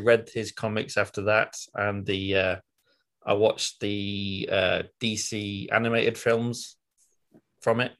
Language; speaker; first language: English; native; English